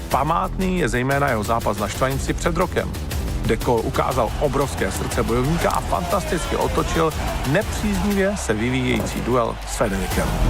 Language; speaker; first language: Czech; native; Czech